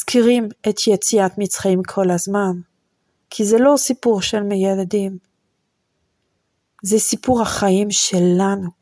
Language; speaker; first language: Hebrew; non-native, fluent; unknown